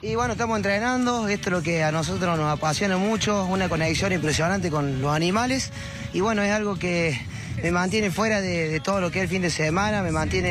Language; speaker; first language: Spanish; native; Spanish